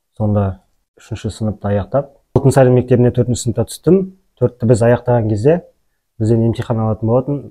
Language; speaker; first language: Kazakh; native; Kazakh